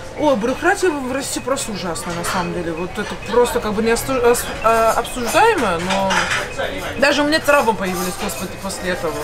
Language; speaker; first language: Russian; non-native, fluent; Persian